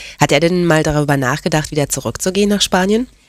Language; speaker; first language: German; native; German